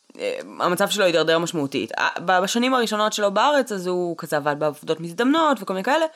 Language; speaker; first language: Hebrew; early bilingual, other home language; Russian